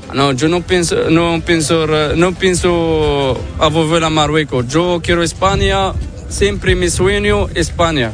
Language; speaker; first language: Spanish; non-native, learner; Arabic